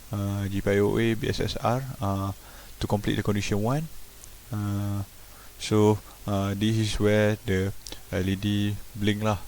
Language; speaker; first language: English; non-native, local second language; Malay